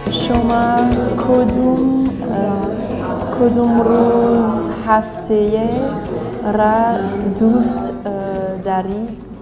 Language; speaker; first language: Persian; non-native, learner; French